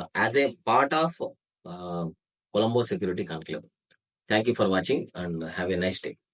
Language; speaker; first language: English; non-native, local second language; Telugu